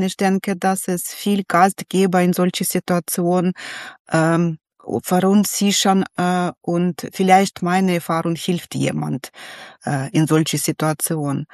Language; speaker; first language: German; non-native, learner; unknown